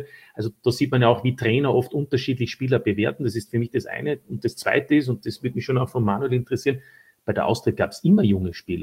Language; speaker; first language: German; native; German